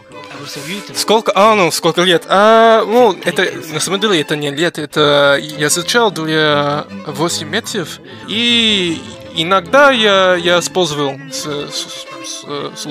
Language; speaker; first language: Russian; non-native, learner; English